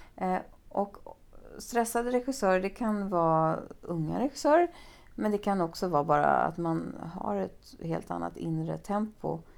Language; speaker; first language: Swedish; native; Swedish